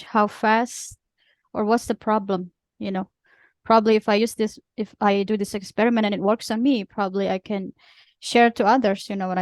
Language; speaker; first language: English; non-native, fluent; Indonesian